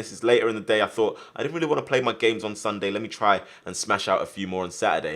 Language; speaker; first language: English; native; English